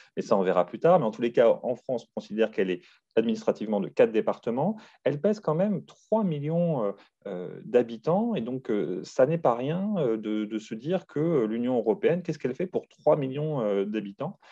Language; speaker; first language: French; native; French